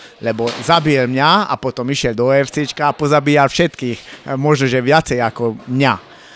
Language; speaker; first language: Slovak; non-native, local second language; Hungarian